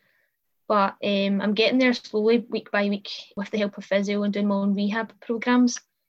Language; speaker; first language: English; native; English